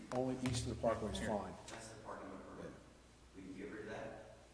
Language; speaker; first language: English; native; English